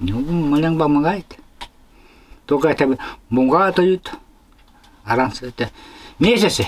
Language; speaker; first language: Russian; non-native, local second language; Yakut